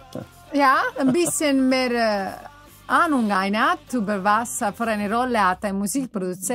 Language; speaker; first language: German; non-native, learner; Italian